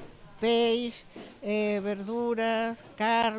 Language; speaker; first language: Catalan; non-native, learner; Spanish